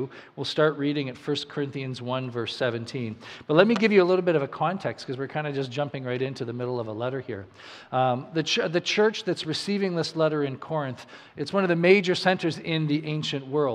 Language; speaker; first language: English; native; English